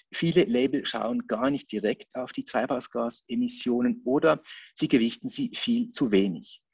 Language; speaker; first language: German; native; German